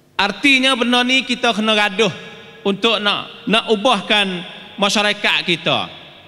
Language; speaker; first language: Malay; native; Malay